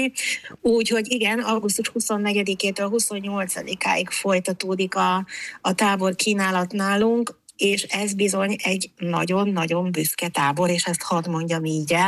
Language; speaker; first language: Hungarian; native; Hungarian